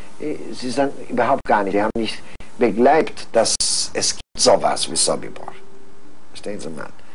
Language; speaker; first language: German; non-native, fluent; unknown